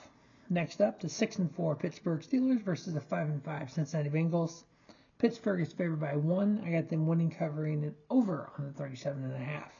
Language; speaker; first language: English; native; English